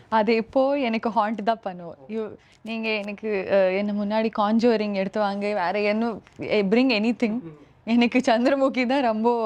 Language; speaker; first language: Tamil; early bilingual, heritage; Tamil